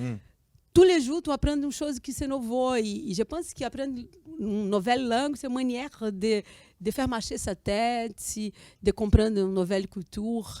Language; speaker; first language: French; non-native, fluent; Portuguese